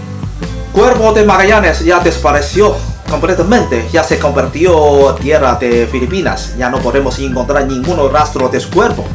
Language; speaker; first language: Spanish; non-native, fluent; Chinese